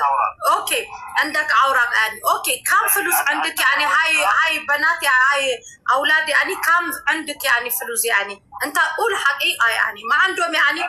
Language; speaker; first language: Arabic; non-native, learner; Amharic